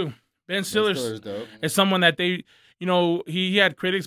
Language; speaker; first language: English; native; English